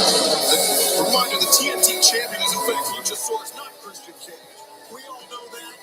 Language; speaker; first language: English; native; English